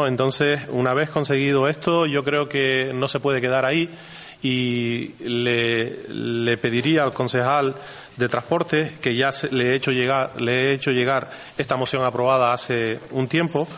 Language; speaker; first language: Spanish; native; Spanish